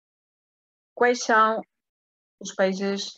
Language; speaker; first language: Spanish; non-native, fluent; Portuguese